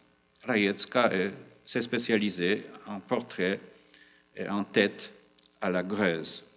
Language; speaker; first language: French; non-native, fluent; Polish